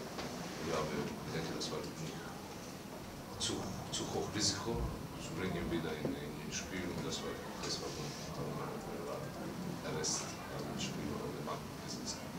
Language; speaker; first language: German; non-native, learner; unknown